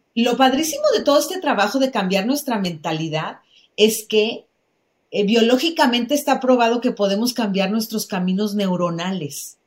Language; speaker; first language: Spanish; native; Spanish